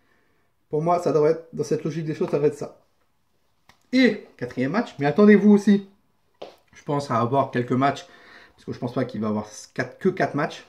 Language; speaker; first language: French; native; French